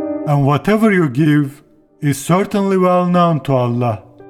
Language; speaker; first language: English; non-native, fluent; Turkish